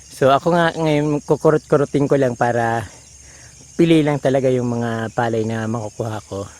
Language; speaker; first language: Filipino; non-native, local second language; Bikol